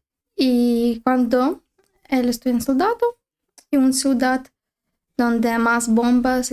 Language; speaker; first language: Spanish; non-native, learner; Ukrainian